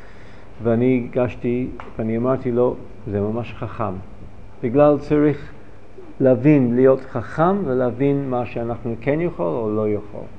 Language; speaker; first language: Hebrew; non-native, fluent; English